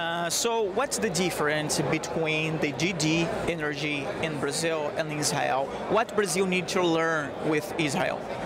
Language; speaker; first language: English; non-native, learner; Portuguese